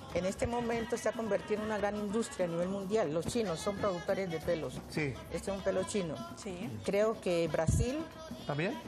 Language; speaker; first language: Spanish; native; Spanish